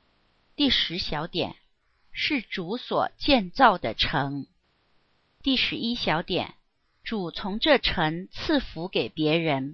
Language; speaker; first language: Chinese; native; Chinese